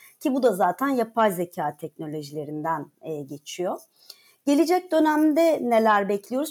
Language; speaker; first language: Turkish; native; Turkish